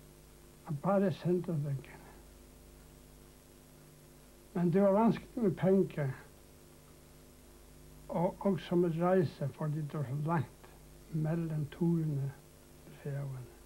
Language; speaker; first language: Danish; non-native, local second language; Faroese